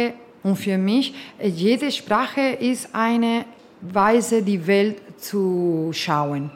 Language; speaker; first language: German; non-native, fluent; Spanish